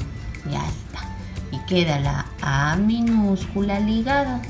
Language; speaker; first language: Spanish; native; Spanish